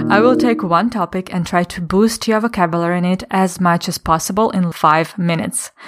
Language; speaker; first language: English; non-native, fluent; Ukrainian